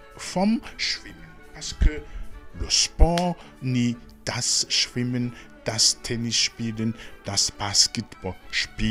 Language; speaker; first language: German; non-native, fluent; Rundi